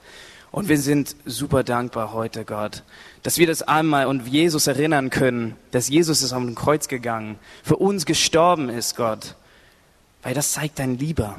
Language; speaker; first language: German; non-native, learner; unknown